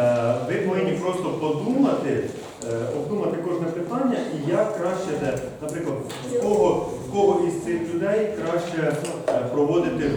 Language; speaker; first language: Ukrainian; native; Ukrainian